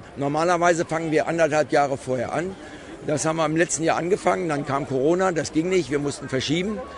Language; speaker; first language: German; native; German